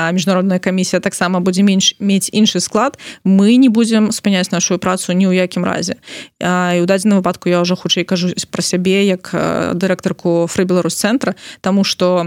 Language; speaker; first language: Belarusian; non-native, local second language; Russian